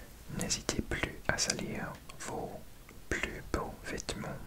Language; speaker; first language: French; non-native, learner; English